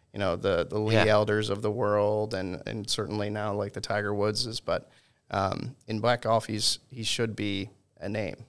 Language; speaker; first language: English; native; English